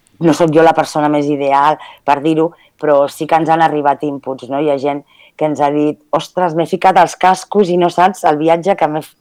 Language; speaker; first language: Catalan; early bilingual, other home language; Spanish